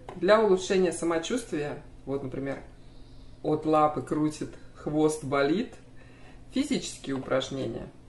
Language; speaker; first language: Russian; native; Russian